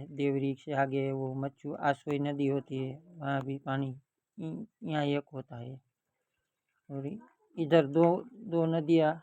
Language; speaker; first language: Hindi; non-native, local second language; Gujarati